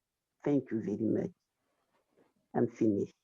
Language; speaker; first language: English; non-native, learner; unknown